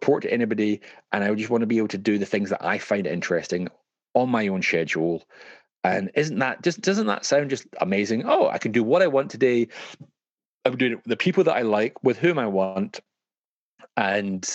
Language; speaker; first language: English; native; English